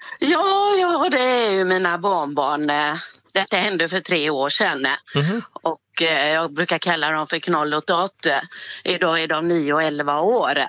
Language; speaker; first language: Swedish; native; Swedish